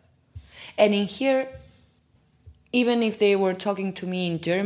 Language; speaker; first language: English; non-native, fluent; Spanish